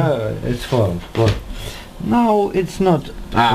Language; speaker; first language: English; non-native, learner; Russian